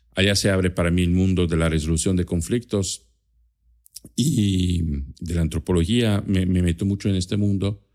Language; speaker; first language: Spanish; non-native, fluent; German